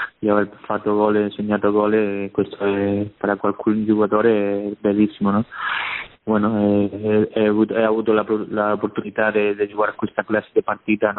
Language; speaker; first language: Italian; non-native, learner; Spanish